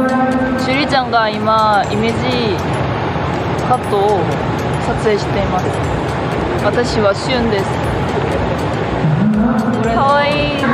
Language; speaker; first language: Japanese; non-native, learner; Korean